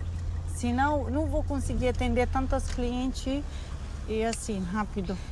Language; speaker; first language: Portuguese; non-native, learner; Arabic